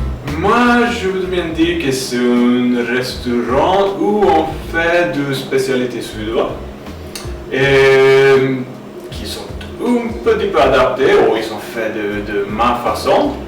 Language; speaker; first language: French; non-native, fluent; Swedish